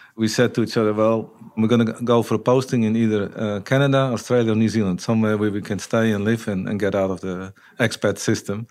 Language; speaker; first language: English; non-native, fluent; Dutch